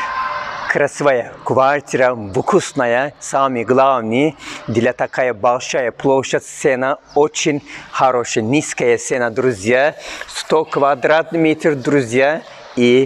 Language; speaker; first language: Russian; non-native, fluent; Turkish